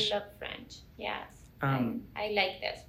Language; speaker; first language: English; non-native, learner; Spanish